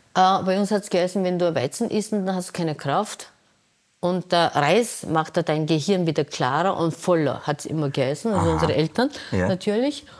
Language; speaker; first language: German; non-native, fluent; Korean